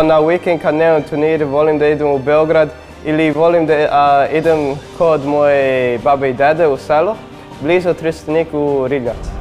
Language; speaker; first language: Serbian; early bilingual, heritage; English